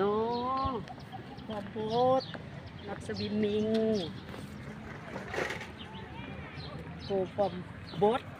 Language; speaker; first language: English; non-native, learner; Thai